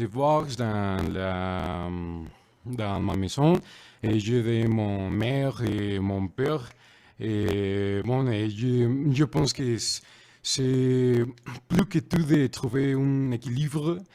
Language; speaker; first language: French; non-native, learner; Spanish